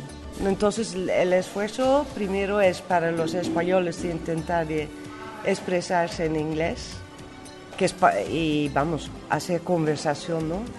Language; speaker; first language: Spanish; non-native, fluent; Dutch